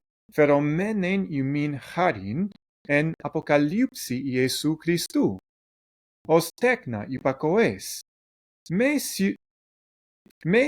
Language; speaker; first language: Greek; non-native, fluent; English